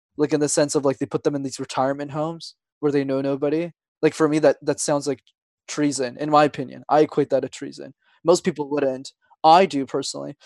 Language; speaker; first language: English; non-native, fluent; Tamil